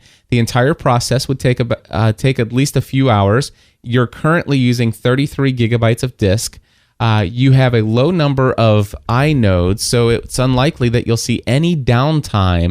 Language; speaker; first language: English; native; English